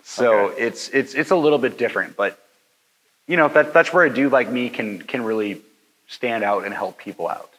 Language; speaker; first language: English; native; English